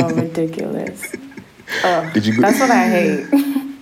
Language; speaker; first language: English; native; English